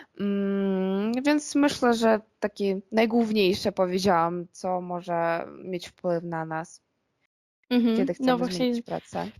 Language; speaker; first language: Polish; non-native, fluent; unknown